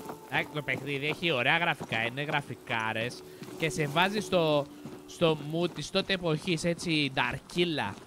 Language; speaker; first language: Greek; native; Greek